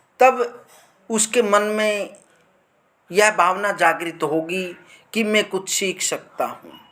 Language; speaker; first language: Hindi; native; Hindi